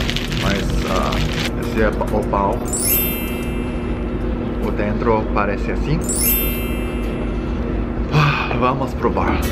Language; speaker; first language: Portuguese; non-native, learner; Korean